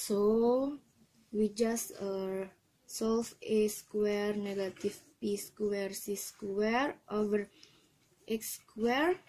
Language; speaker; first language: English; non-native, learner; Indonesian